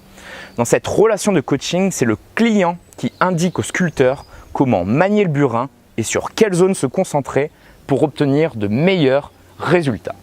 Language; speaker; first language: French; native; French